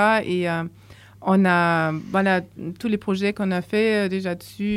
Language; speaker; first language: French; non-native, fluent; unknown